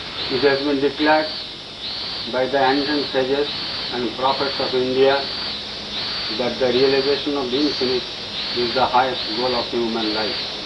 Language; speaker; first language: English; non-native, local second language; Bangla